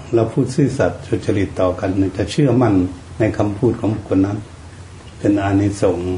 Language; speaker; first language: Thai; native; Thai